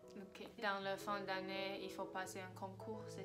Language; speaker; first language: French; non-native, fluent; Chinese